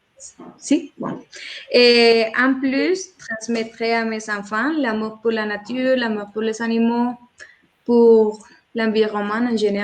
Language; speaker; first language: French; non-native, learner; Spanish